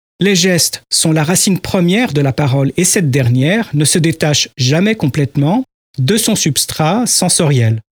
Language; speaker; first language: French; native; French